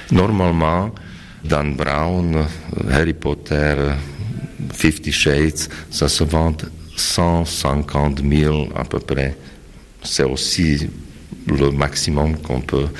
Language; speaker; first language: French; non-native, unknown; Slovak